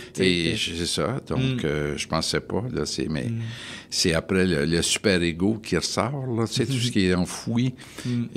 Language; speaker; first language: French; native; French